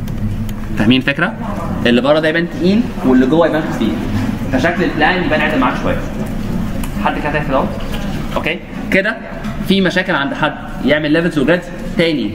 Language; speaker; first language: Arabic; native; Arabic